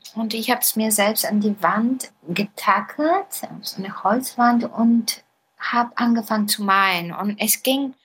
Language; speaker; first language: German; non-native, fluent; Bulgarian